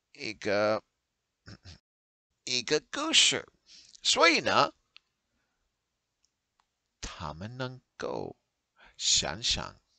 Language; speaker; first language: Chinese; non-native, learner; English